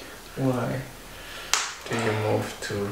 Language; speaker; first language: English; non-native, learner; Indonesian